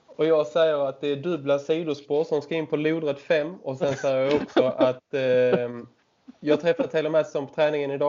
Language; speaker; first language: Swedish; native; Swedish